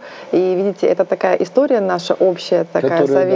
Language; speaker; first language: Russian; native; Russian